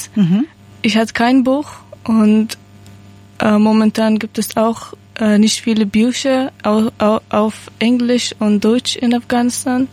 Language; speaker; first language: German; non-native, learner; Persian